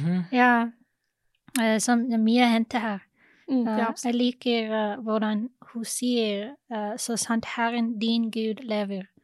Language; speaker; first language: Norwegian; non-native, fluent; English